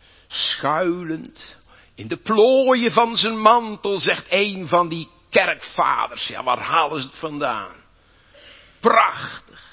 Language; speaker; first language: Dutch; native; Dutch